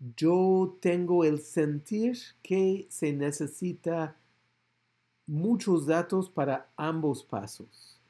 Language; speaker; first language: Spanish; non-native, fluent; English